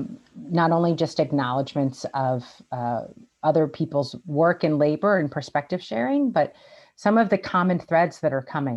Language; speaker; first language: English; native; English